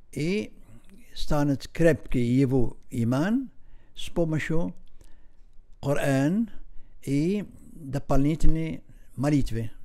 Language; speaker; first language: Russian; non-native, learner; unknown